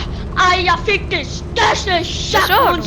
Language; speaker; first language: Danish; native; Danish